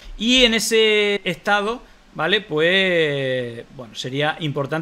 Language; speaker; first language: Spanish; native; Spanish